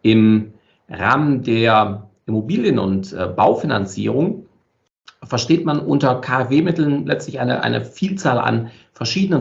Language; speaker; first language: German; native; German